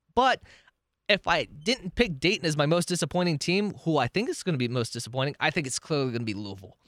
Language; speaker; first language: English; native; English